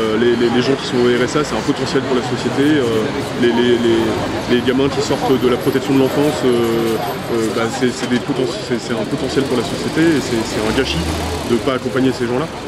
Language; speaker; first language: French; native; French